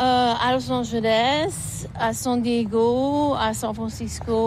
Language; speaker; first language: French; non-native, fluent; English